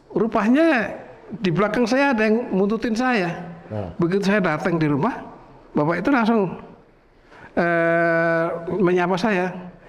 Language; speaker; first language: Indonesian; native; Indonesian